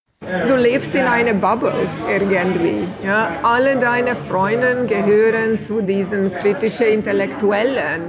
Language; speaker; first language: German; non-native, fluent; Hungarian